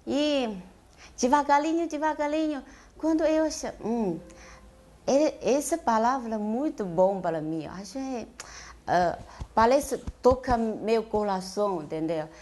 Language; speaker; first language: Portuguese; non-native, learner; Chinese